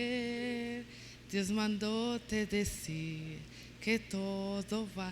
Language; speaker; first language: Portuguese; non-native, learner; Spanish